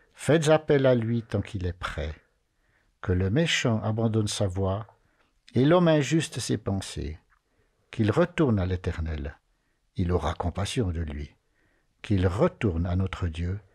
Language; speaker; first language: French; native; French